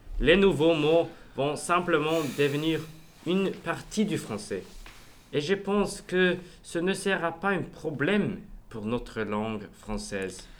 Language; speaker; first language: French; non-native, learner; Norwegian